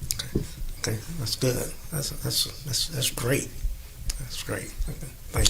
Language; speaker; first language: English; native; English